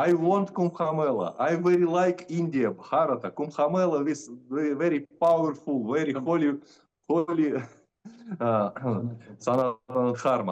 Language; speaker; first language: English; non-native, learner; Russian